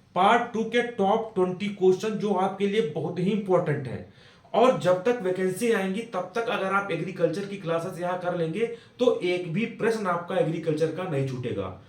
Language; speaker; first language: Hindi; native; Hindi